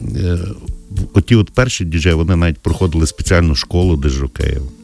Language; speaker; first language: Ukrainian; native; Ukrainian